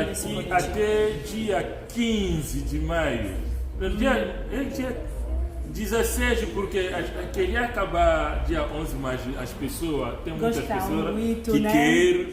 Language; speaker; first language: Portuguese; non-native, learner; Luba-Lulua